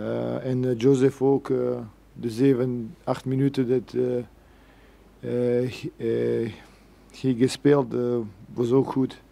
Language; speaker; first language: Dutch; non-native, fluent; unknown